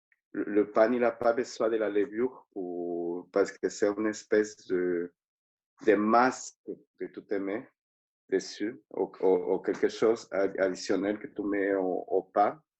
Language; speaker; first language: French; non-native, fluent; Spanish